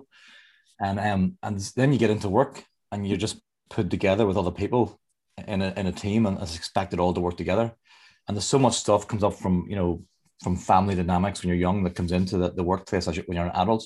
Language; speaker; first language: English; native; English